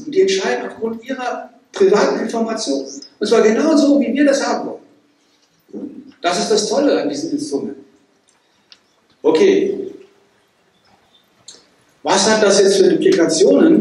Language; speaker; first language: German; native; German